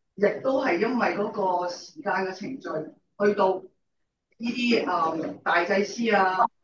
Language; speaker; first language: Cantonese; native; Cantonese